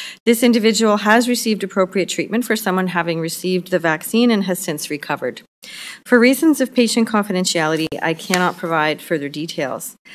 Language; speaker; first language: English; native; English